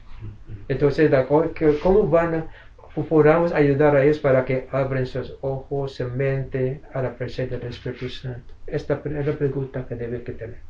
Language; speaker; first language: Spanish; non-native, fluent; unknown